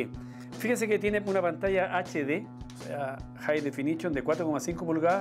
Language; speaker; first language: Spanish; native; Spanish